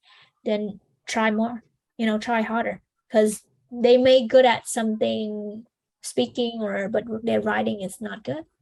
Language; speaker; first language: English; non-native, fluent; Vietnamese